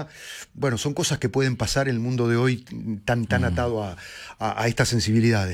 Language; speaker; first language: Spanish; native; Spanish